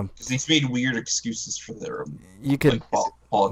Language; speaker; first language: English; native; English